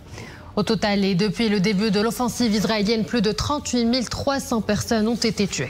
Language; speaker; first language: French; non-native, local second language; Arabic